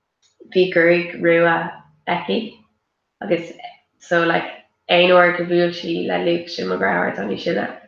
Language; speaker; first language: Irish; non-native, local second language; English